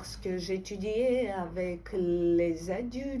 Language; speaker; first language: French; non-native, fluent; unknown